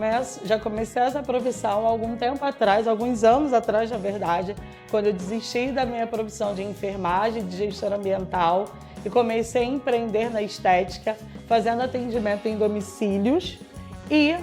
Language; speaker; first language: Portuguese; native; Portuguese